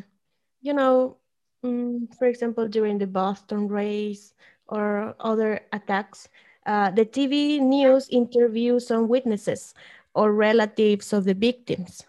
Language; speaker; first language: English; non-native, learner; Spanish